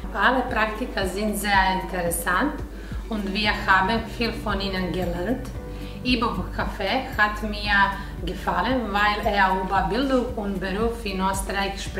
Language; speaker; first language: German; non-native, learner; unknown